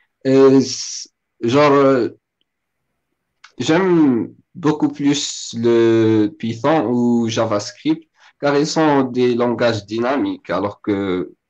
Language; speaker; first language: French; non-native, local second language; Arabic